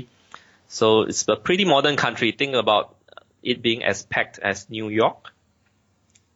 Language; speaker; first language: English; native; English